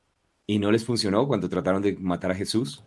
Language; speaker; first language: Spanish; native; Spanish